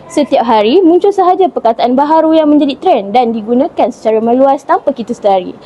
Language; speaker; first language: Malay; native; Malay